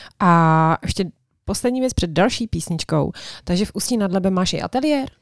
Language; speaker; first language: Czech; native; Czech